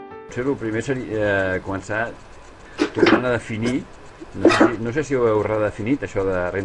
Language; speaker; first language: Catalan; native; Catalan